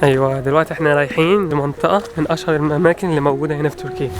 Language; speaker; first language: Arabic; native; Arabic